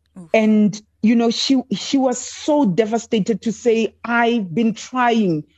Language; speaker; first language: English; non-native, local second language; Southern Sotho